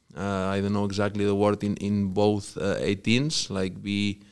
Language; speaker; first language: English; non-native, fluent; Spanish